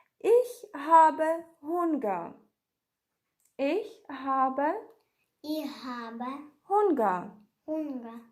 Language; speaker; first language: German; non-native, fluent; Ukrainian